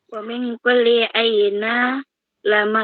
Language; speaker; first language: Arabic; non-native, learner; Indonesian